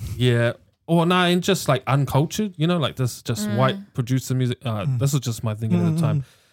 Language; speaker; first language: English; native; English